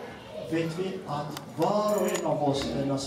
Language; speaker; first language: Swedish; non-native, fluent; Amharic